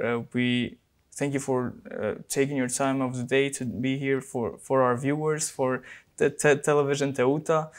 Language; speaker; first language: English; non-native, fluent; Albanian